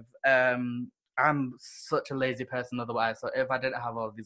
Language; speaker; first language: English; native; English